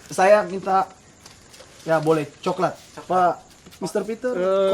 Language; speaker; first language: Indonesian; native; Indonesian